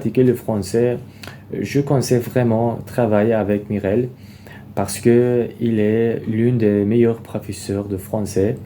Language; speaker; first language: French; non-native, fluent; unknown